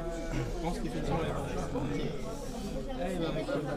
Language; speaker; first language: French; native; French